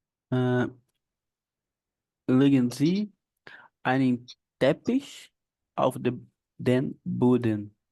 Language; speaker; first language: German; non-native, learner; Portuguese